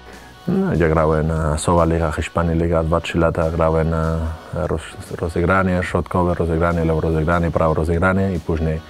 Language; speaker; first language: Polish; non-native, learner; Spanish